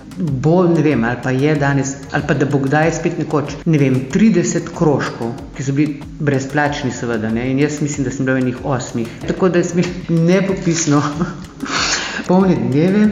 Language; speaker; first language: Slovenian; native; Slovenian